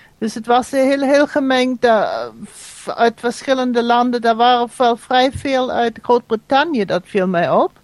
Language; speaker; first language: Dutch; non-native, fluent; German